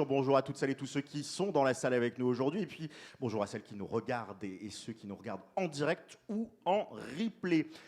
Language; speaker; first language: French; native; French